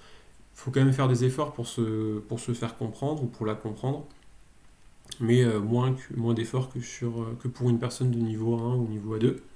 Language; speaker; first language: French; native; French